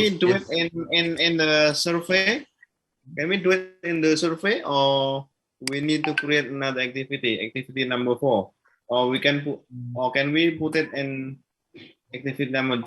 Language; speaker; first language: English; non-native, learner; Malay